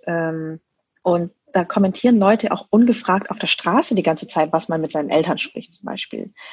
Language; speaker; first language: German; early bilingual, other home language; Vietnamese